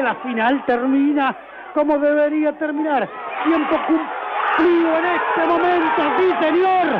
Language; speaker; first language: Spanish; native; Spanish